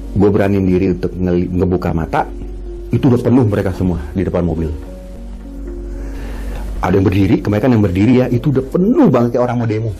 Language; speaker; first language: Indonesian; native; Indonesian